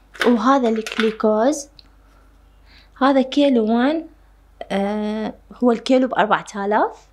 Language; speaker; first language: Arabic; native; Arabic